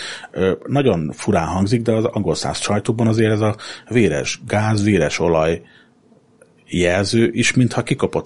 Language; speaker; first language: Hungarian; native; Hungarian